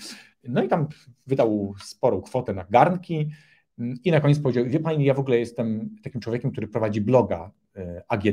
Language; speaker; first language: Polish; native; Polish